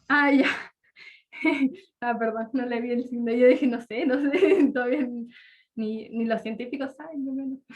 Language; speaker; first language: Spanish; native; Spanish